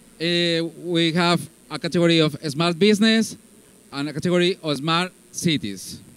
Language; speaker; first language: English; non-native, fluent; Spanish